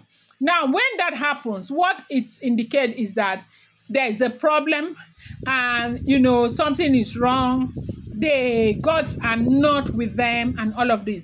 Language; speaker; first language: English; non-native, local second language; Yoruba